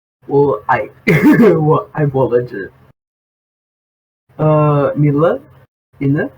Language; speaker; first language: Chinese; non-native, fluent; Portuguese